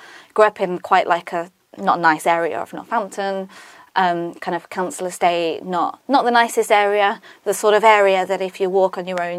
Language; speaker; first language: English; native; English